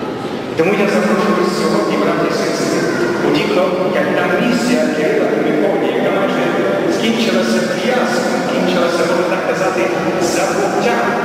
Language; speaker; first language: Ukrainian; non-native, local second language; Rusyn